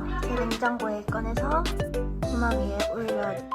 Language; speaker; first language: Korean; native; Korean